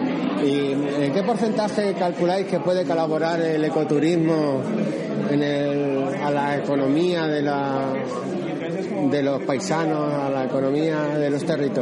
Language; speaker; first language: Spanish; native; Spanish